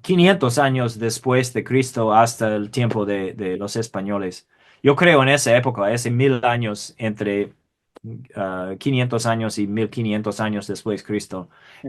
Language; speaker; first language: Spanish; non-native, fluent; English